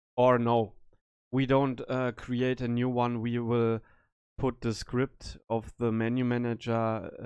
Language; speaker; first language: English; non-native, learner; German